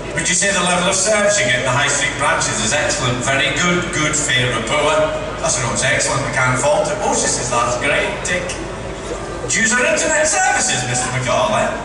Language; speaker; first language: English; native; English